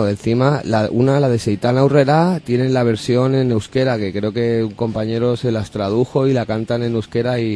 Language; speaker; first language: Spanish; native; Spanish